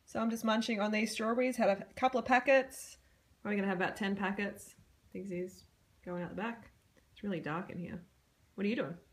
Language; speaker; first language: English; native; English